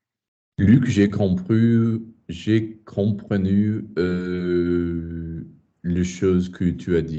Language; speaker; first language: French; non-native, learner; English